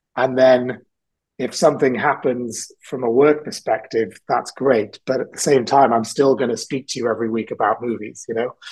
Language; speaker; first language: English; native; English